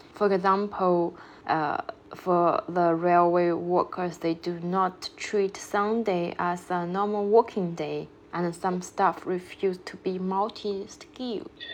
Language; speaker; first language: English; non-native, fluent; Chinese